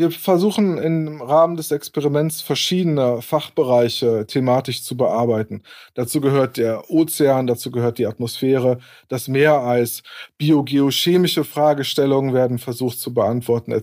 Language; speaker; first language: German; native; German